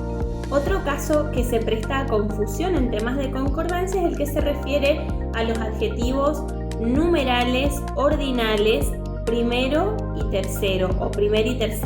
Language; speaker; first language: Spanish; native; Spanish